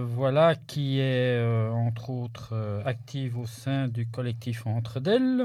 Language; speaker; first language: French; native; French